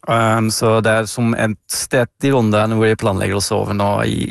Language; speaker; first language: Norwegian; non-native, fluent; Dutch